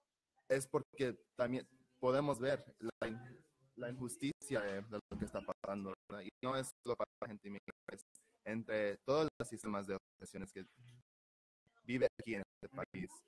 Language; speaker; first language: Spanish; early bilingual, heritage; Spanish